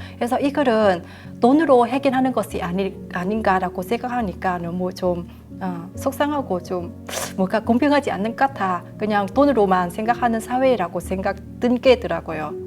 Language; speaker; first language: Korean; non-native, fluent; Vietnamese